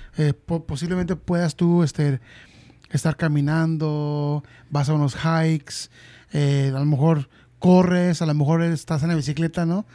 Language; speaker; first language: Spanish; early bilingual, heritage; Spanish